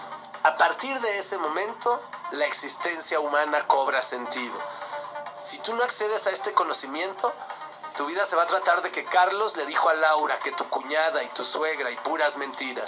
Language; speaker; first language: Spanish; native; Spanish